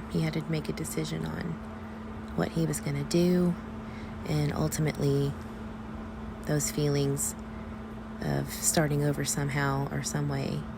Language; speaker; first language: English; native; English